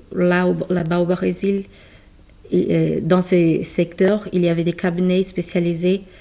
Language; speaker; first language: French; non-native, fluent; Portuguese